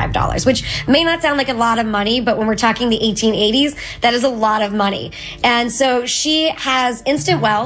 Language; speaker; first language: English; native; English